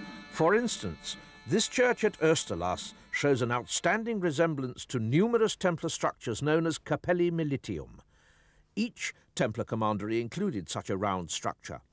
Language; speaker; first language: English; native; English